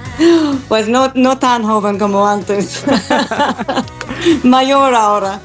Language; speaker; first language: Spanish; non-native, fluent; English